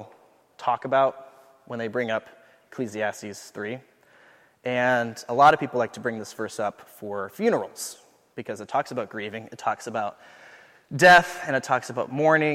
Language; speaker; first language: English; native; English